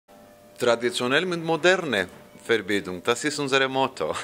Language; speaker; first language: German; non-native, fluent; Greek